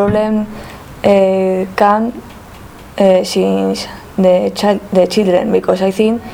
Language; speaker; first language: English; non-native, learner; Spanish